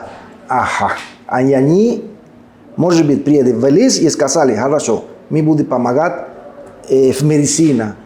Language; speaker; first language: Russian; non-native, learner; Spanish